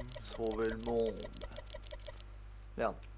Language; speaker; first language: French; native; French